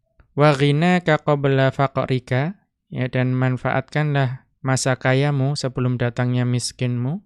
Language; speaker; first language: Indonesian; native; Indonesian